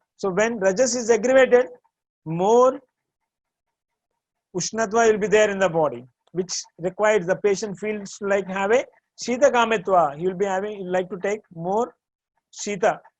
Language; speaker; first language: English; non-native, local second language; Tamil